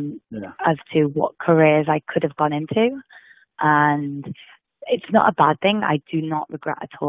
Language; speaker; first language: English; native; English